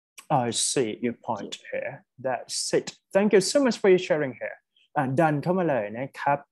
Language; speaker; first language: English; non-native, fluent; Thai